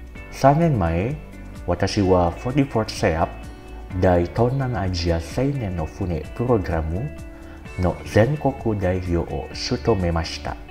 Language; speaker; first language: Japanese; non-native, learner; Indonesian